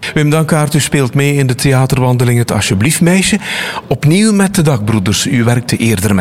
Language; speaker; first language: Dutch; native; Dutch